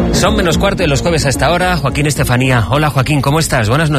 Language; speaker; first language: Spanish; native; Spanish